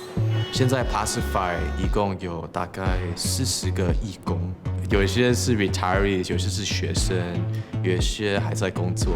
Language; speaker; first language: Chinese; early bilingual, heritage; Chinese